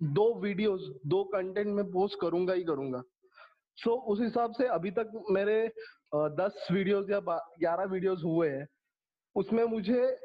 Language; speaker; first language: Hindi; non-native, local second language; Marathi